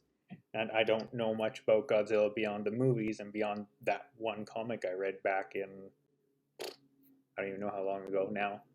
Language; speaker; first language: English; native; English